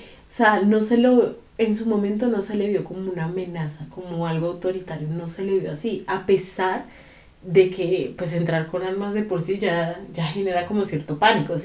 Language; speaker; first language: Spanish; native; Spanish